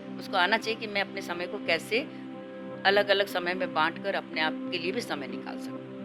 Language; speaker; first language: Hindi; non-native, local second language; Odia